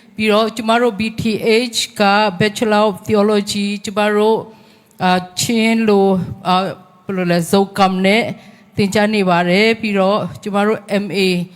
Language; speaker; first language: Burmese; non-native, local second language; Tedim Chin